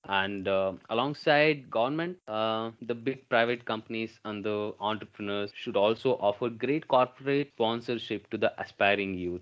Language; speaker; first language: English; non-native, local second language; Kannada